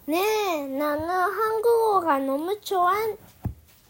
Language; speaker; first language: Korean; early bilingual, heritage; Japanese